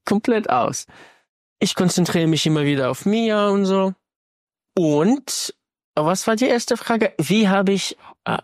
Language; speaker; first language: German; non-native, fluent; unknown